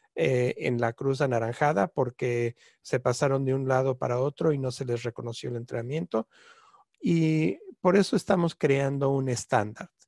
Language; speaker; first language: Spanish; native; Spanish